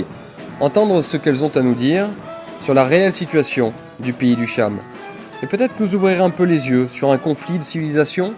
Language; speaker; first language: French; native; French